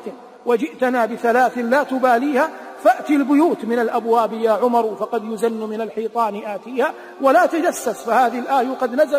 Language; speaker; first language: Arabic; native; Arabic